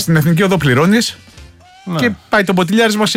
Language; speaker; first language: Greek; native; Greek